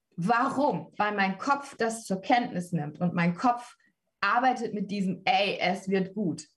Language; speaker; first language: German; native; German